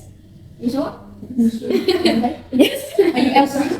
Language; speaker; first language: English; non-native, learner; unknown